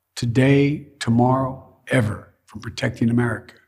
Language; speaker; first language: English; native; English